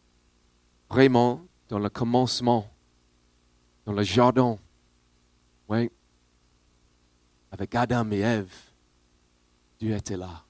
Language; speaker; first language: French; non-native, learner; English